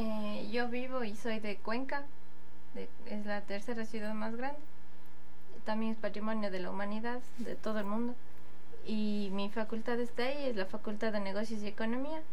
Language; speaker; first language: Portuguese; non-native, learner; Spanish